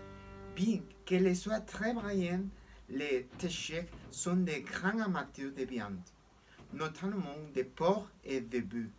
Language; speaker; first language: French; non-native, learner; Spanish